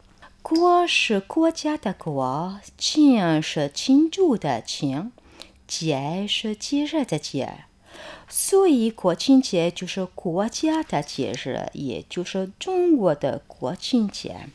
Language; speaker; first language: Chinese; non-native, fluent; Arabic